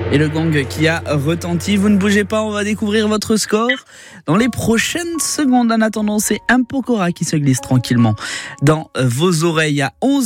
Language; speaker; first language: French; native; French